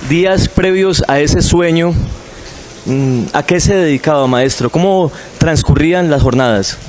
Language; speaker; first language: Spanish; native; Spanish